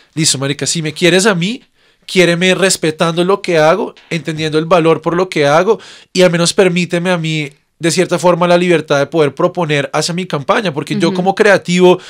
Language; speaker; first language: Spanish; native; Spanish